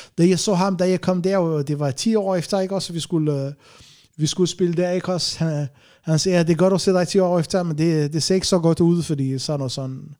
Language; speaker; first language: Danish; non-native, fluent; Arabic